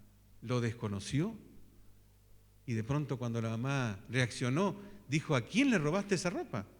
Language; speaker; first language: Spanish; native; Spanish